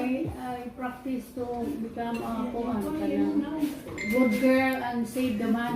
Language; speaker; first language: English; non-native, local second language; Cebuano